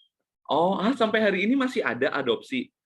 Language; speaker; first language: Indonesian; native; Indonesian